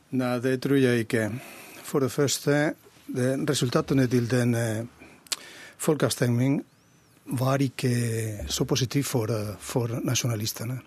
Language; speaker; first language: Norwegian; non-native, fluent; Catalan